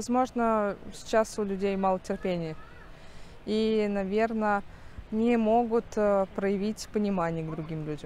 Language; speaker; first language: Russian; native; Russian